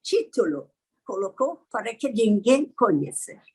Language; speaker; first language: Portuguese; non-native, learner; Persian